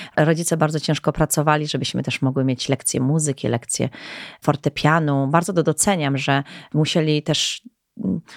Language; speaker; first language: Polish; native; Polish